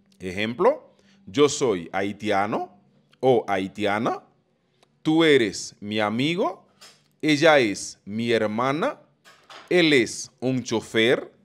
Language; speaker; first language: Spanish; non-native, fluent; Haitian Creole